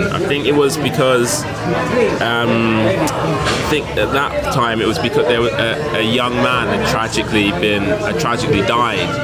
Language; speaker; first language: English; native; English